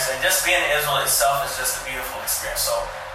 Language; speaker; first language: English; native; English